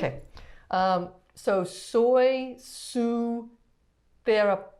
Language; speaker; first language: Spanish; non-native, learner; English